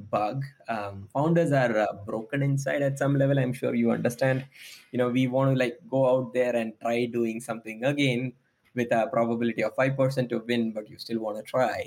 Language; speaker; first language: English; non-native, local second language; Malayalam